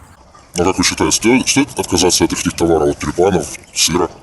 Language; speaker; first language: Russian; native; Russian